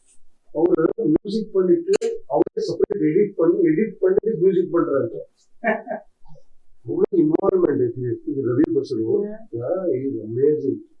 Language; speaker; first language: Tamil; non-native, learner; Kannada